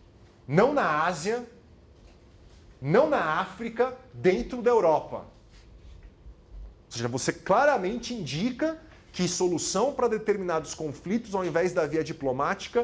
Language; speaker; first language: Portuguese; native; Portuguese